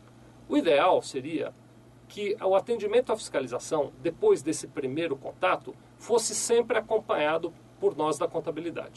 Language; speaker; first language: Portuguese; native; Portuguese